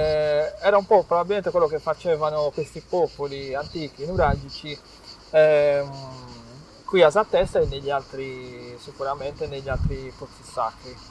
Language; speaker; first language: Italian; native; Italian